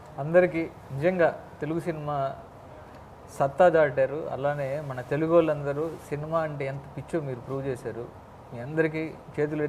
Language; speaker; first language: Telugu; native; Telugu